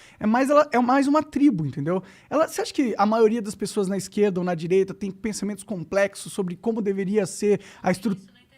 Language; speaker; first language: Portuguese; native; Portuguese